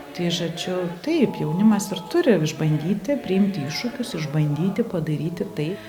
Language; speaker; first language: Lithuanian; native; Lithuanian